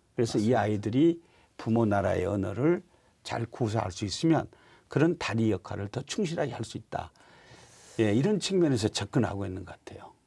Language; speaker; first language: Korean; native; Korean